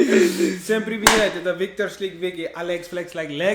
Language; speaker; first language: Russian; non-native, learner; English